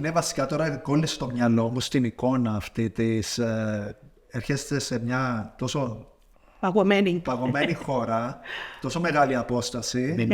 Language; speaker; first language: Greek; native; Greek